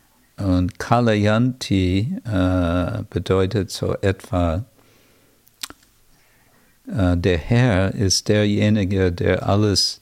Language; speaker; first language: German; non-native, fluent; English